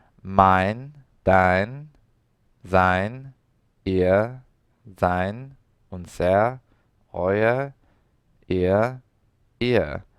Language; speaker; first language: German; non-native, learner; English